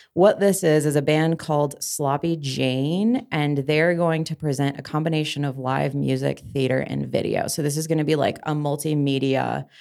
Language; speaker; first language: English; native; English